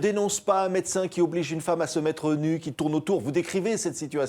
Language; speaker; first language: French; native; French